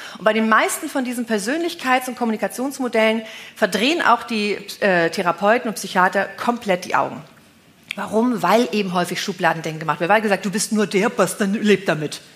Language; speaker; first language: German; native; German